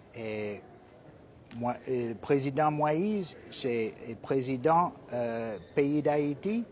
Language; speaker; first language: Haitian Creole; non-native, fluent; English